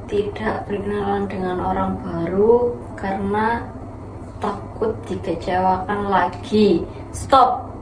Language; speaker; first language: Indonesian; native; Indonesian